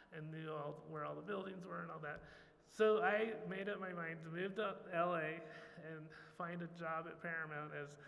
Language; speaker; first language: English; native; English